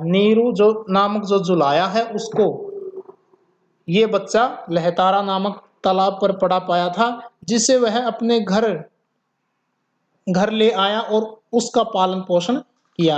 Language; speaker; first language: Hindi; native; Hindi